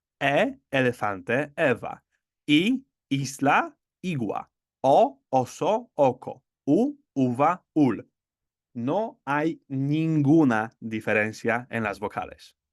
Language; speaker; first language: Spanish; non-native, fluent; Polish